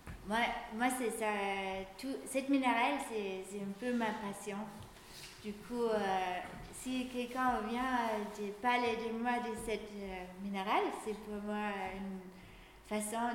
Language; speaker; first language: French; non-native, fluent; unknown